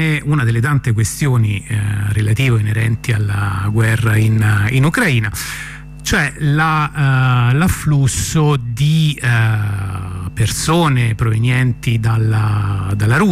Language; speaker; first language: Italian; native; Italian